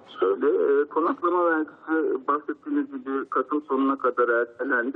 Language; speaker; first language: Turkish; native; Turkish